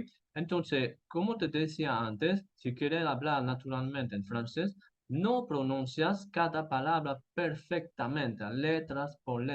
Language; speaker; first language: Spanish; non-native, fluent; French